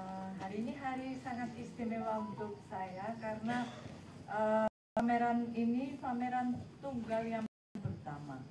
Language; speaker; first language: Indonesian; non-native, learner; Japanese